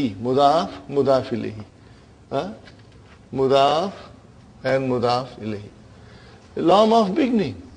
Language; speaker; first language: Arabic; non-native, fluent; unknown